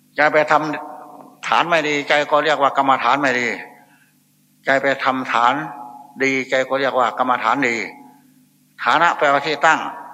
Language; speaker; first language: Thai; non-native, local second language; Northeastern Thai